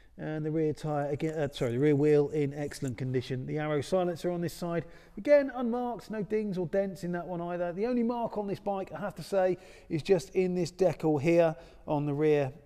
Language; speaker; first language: English; native; English